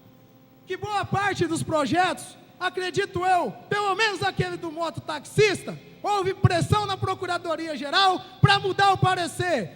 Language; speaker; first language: Portuguese; native; Portuguese